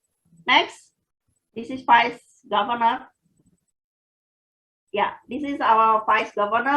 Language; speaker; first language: English; non-native, fluent; Indonesian